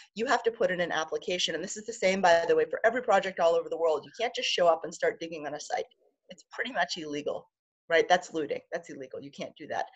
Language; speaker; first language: English; native; English